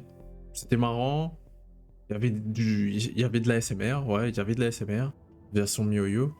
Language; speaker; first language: French; native; French